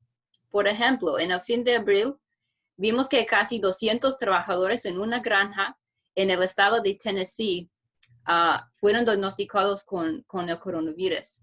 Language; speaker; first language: Spanish; non-native, fluent; English